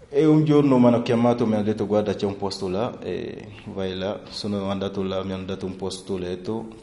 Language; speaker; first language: Italian; non-native, fluent; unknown